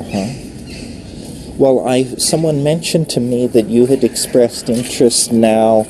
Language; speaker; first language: English; native; English